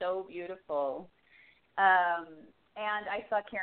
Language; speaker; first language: English; native; English